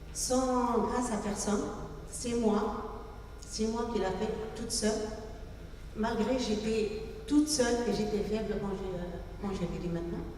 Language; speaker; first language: French; non-native, local second language; Arabic